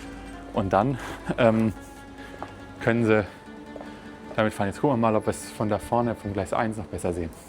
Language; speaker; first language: German; native; German